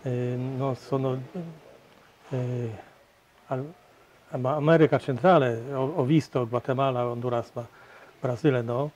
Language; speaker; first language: Italian; non-native, fluent; Polish